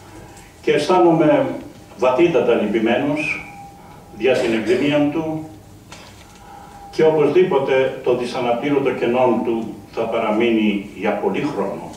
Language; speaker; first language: Greek; native; Greek